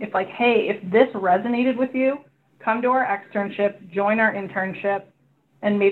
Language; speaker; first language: English; native; English